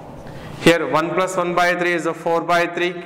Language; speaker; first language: English; non-native, local second language; Telugu